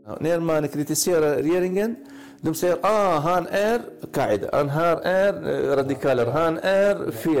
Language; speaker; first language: Swedish; non-native, learner; Arabic